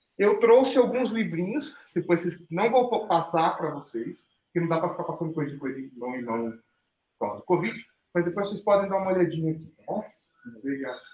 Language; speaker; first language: Portuguese; native; Portuguese